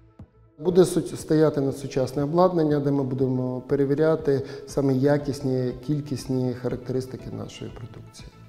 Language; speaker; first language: Ukrainian; native; Ukrainian